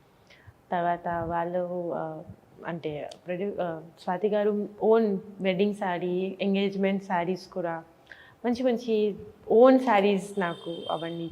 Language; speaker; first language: Telugu; non-native, learner; Bangla